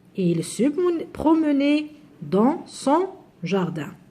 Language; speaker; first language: French; non-native, local second language; Arabic